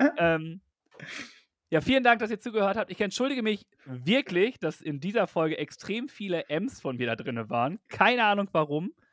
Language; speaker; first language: German; native; German